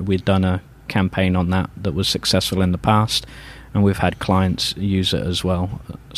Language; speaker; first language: English; native; English